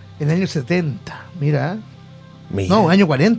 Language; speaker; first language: Spanish; native; Spanish